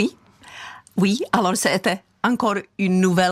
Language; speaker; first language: French; non-native, fluent; Czech